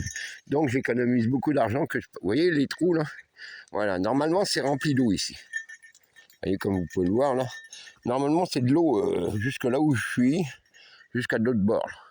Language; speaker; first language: French; native; French